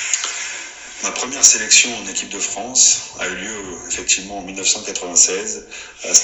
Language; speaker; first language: French; native; French